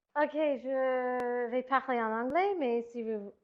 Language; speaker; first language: French; non-native, fluent; English